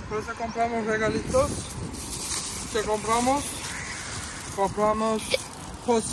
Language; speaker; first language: Spanish; non-native, fluent; Turkish